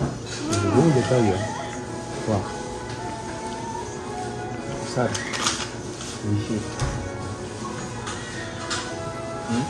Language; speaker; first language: Japanese; non-native, learner; Indonesian